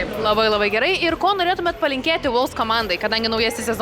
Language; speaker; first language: Lithuanian; native; Lithuanian